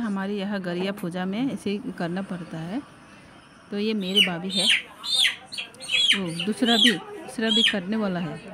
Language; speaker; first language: Hindi; non-native, local second language; Kok Borok